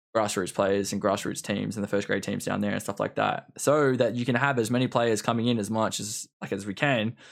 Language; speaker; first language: English; native; English